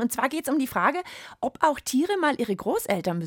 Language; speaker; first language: German; native; German